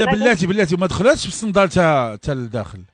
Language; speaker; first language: Arabic; native; Arabic